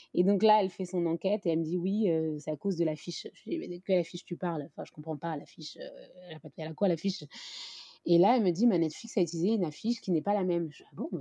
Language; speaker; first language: French; native; French